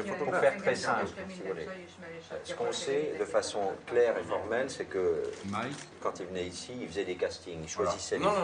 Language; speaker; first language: French; native; French